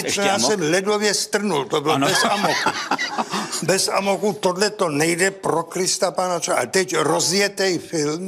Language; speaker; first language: Czech; native; Czech